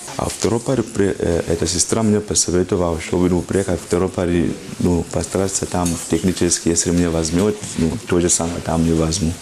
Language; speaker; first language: Russian; non-native, learner; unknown